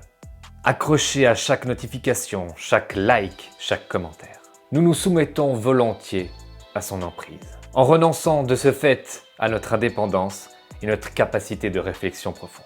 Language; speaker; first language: French; native; French